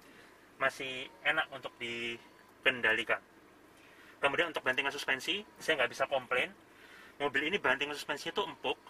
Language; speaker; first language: Indonesian; native; Indonesian